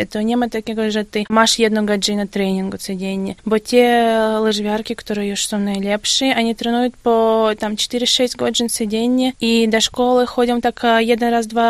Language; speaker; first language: Polish; non-native, fluent; Russian